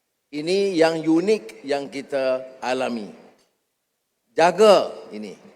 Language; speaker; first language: Malay; native; Malay